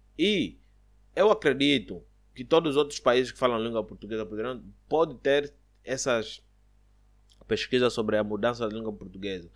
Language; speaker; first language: Portuguese; native; Portuguese